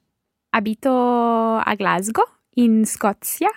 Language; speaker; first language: Italian; non-native, learner; English